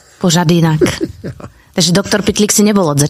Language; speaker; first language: Slovak; native; Slovak